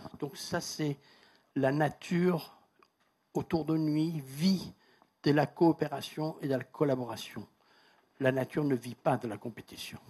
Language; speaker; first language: French; non-native, fluent; Persian